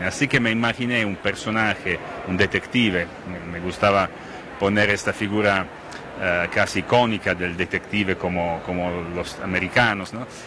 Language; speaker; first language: Spanish; non-native, fluent; Italian